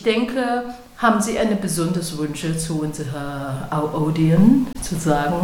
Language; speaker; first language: German; non-native, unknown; Chinese